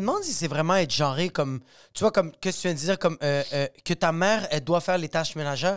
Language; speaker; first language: French; native; French